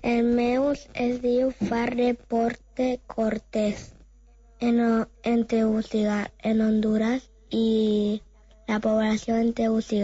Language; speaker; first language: Catalan; non-native, learner; Spanish